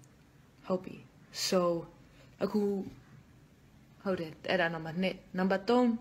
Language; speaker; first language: Burmese; non-native, fluent; Dutch